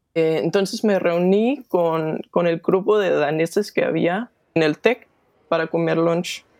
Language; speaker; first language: Spanish; non-native, fluent; Danish